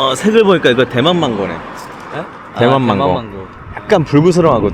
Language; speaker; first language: Korean; native; Korean